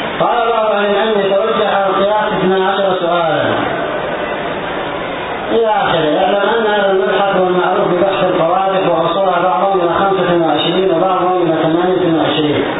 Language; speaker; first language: Arabic; native; Arabic